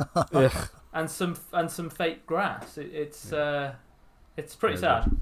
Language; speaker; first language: English; native; English